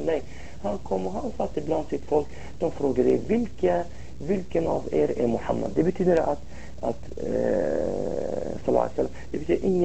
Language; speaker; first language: Swedish; non-native, fluent; Arabic